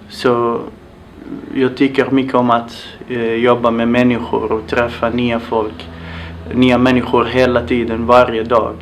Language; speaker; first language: Swedish; non-native, fluent; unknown